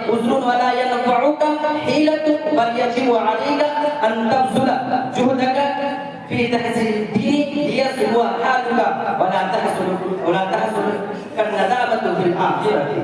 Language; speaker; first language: Arabic; non-native, learner; Urdu